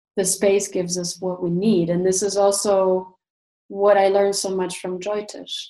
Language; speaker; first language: English; non-native, fluent; Russian